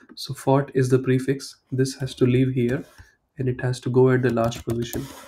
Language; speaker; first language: English; non-native, local second language; Hindi